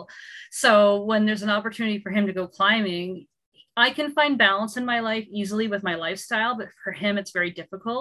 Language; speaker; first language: English; native; English